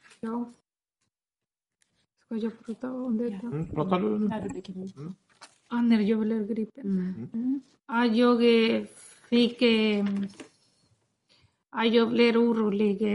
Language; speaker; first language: Swedish; non-native, learner; Spanish